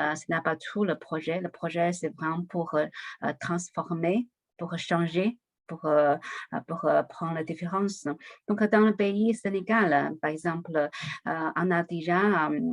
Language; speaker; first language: French; non-native, learner; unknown